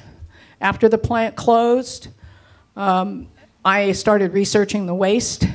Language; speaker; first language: English; native; English